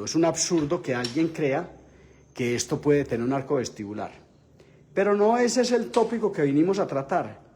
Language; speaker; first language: Spanish; native; Spanish